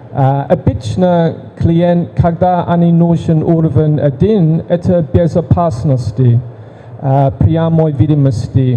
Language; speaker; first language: Russian; non-native, learner; English